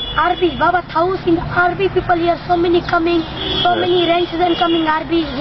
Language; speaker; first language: English; non-native, learner; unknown